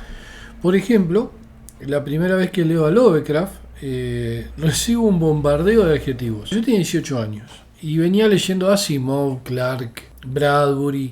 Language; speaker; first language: Spanish; native; Spanish